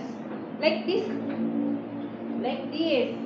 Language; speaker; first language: English; non-native, learner; Filipino